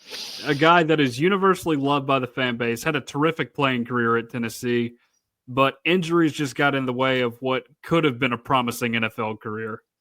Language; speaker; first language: English; native; English